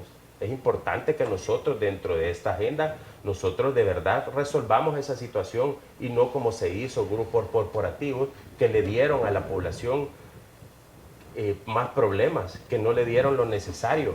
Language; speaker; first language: Spanish; native; Spanish